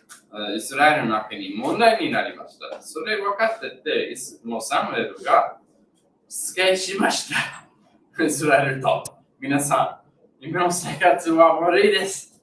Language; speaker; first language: Japanese; non-native, fluent; English